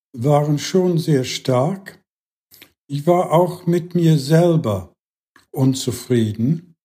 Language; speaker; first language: German; non-native, fluent; English